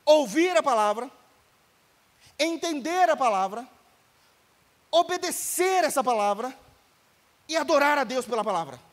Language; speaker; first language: Portuguese; native; Portuguese